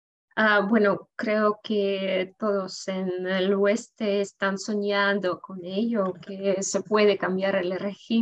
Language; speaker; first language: Spanish; non-native, fluent; Russian